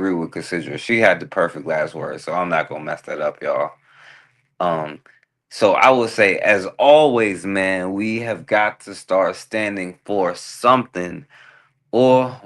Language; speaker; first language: English; native; English